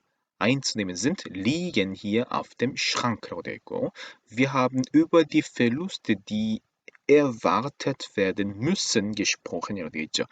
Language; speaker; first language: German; non-native, fluent; Korean